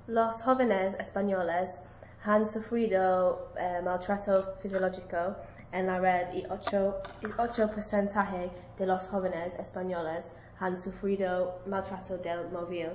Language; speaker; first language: Spanish; non-native, learner; English